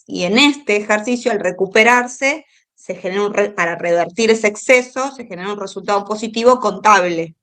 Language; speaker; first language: Spanish; native; Spanish